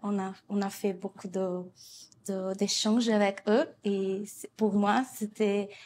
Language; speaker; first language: French; non-native, fluent; Portuguese